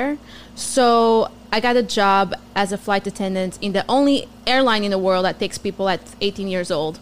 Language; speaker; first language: English; non-native, fluent; Portuguese